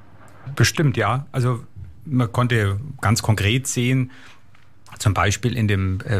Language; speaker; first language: German; native; German